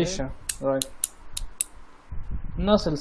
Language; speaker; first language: Turkish; non-native, learner; Arabic